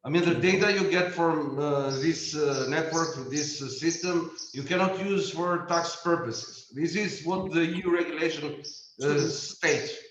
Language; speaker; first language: English; non-native, fluent; Albanian